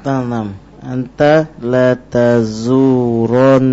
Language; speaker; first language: Arabic; non-native, learner; Indonesian